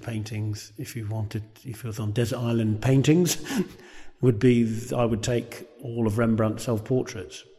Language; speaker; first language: English; native; English